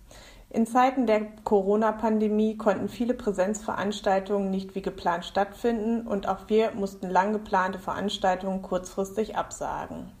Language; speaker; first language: German; native; German